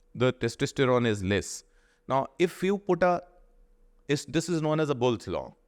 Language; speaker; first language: English; non-native, local second language; Punjabi